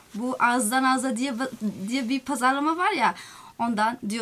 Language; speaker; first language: Turkish; non-native, fluent; Somali